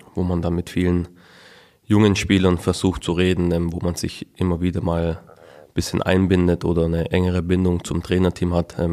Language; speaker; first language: German; native; German